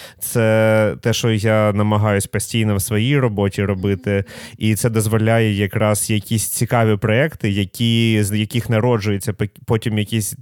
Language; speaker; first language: Ukrainian; non-native, local second language; Russian